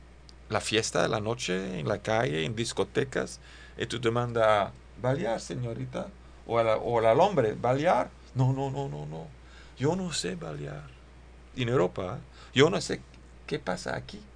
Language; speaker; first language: Spanish; non-native, learner; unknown